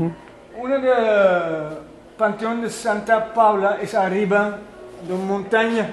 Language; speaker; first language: Spanish; non-native, fluent; Dutch